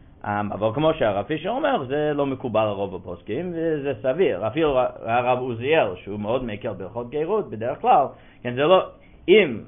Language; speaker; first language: Hebrew; non-native, fluent; English